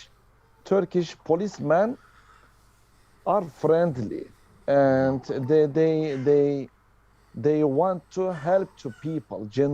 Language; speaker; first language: English; non-native, learner; Turkish